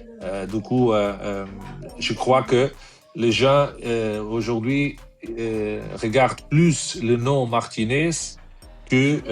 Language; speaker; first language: French; non-native, fluent; Portuguese